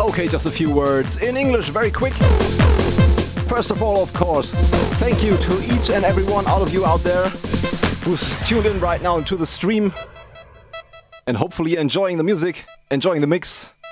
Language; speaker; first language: English; non-native, fluent; German